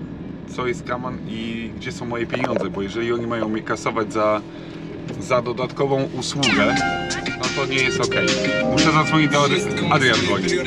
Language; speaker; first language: Polish; native; Polish